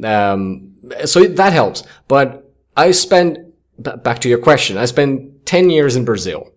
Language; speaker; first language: English; non-native, fluent; Finnish